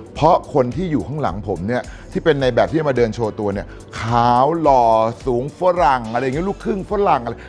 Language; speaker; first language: Thai; native; Thai